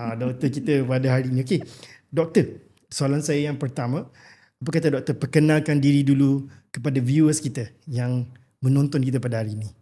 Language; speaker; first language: Malay; native; Malay